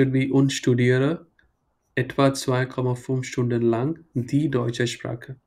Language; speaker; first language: German; non-native, fluent; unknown